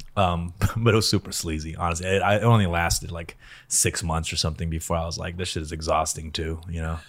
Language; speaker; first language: English; early bilingual, other home language; Korean